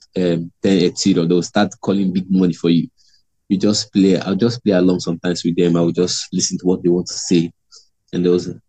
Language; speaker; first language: English; non-native, local second language; Igbo